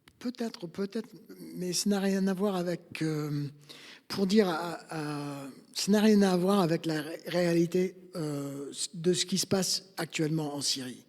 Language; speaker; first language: French; non-native, fluent; English